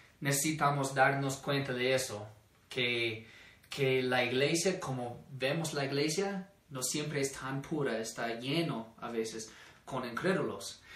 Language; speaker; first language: Spanish; non-native, fluent; English